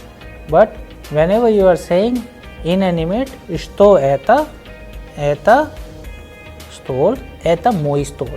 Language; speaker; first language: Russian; non-native, fluent; Hindi